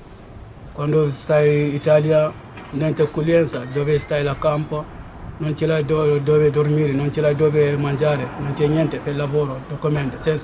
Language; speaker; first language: Italian; non-native, learner; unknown